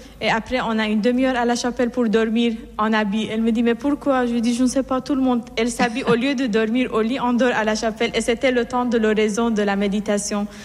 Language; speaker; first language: French; non-native, fluent; Persian